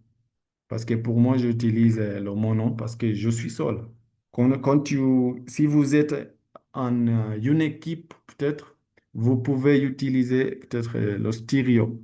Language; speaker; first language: French; non-native, learner; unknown